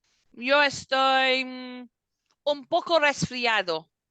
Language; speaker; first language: Spanish; non-native, fluent; English